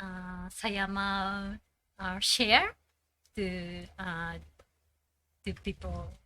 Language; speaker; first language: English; non-native, learner; Japanese